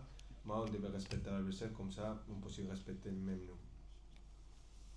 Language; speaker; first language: French; non-native, fluent; Spanish